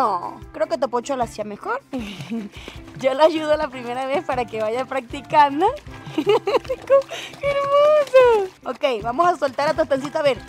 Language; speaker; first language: Spanish; native; Spanish